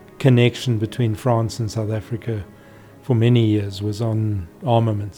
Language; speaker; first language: English; native; English